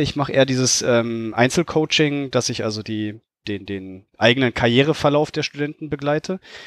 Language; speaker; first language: German; native; German